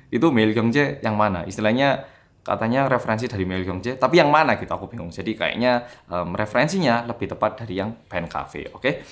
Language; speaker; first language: Indonesian; non-native, fluent; Korean